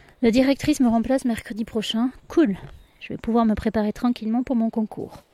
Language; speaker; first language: French; native; French